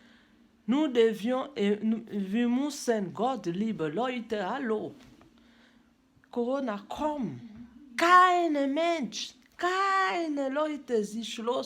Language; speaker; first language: German; non-native, learner; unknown